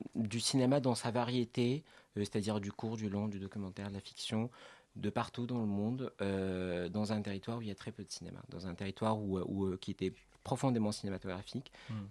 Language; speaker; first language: French; non-native, local second language; Arabic